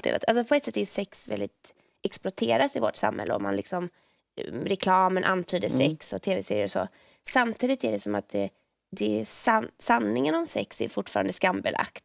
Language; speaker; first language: Swedish; native; Swedish